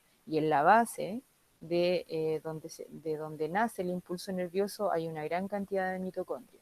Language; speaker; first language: Spanish; native; Spanish